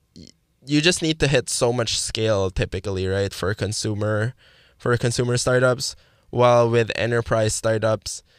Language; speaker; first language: English; non-native, local second language; Filipino